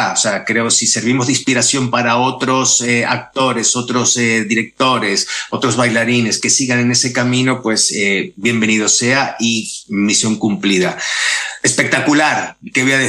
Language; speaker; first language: Spanish; native; Spanish